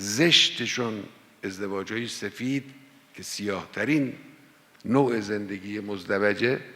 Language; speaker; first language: Persian; native; Persian